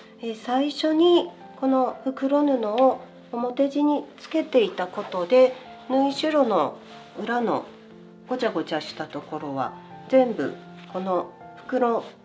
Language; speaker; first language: Japanese; native; Japanese